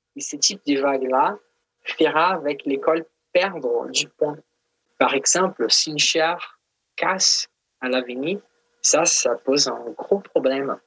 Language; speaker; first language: French; non-native, fluent; Portuguese